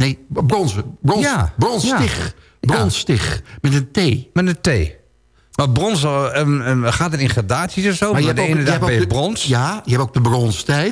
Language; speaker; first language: Dutch; native; Dutch